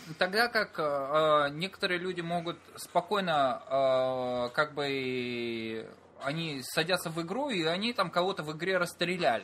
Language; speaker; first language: Russian; native; Russian